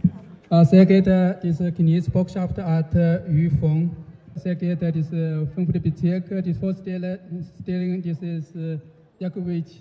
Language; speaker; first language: German; non-native, learner; Chinese